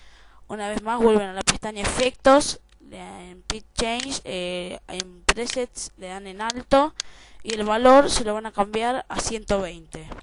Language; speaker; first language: Spanish; native; Spanish